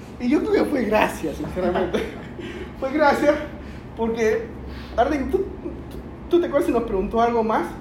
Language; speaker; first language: Spanish; early bilingual, other home language; Chinese